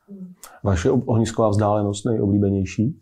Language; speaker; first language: Czech; native; Czech